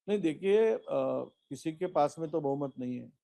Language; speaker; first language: Hindi; non-native, local second language; Marathi